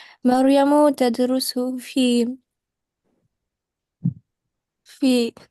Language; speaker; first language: Arabic; non-native, learner; English